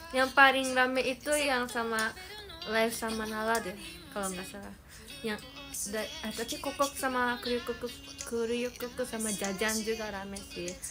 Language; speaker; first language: Indonesian; non-native, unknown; Japanese